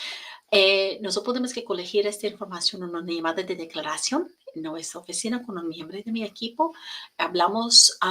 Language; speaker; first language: Spanish; non-native, learner; English